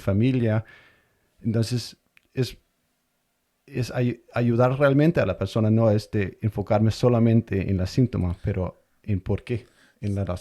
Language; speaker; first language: Spanish; non-native, fluent; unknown